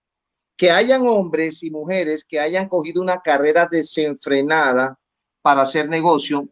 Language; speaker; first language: Spanish; native; Spanish